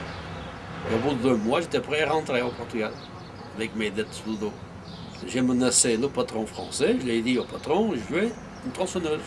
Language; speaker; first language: French; non-native, fluent; Portuguese